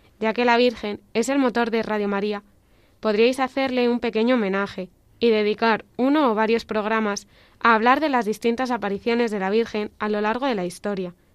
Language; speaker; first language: Spanish; native; Spanish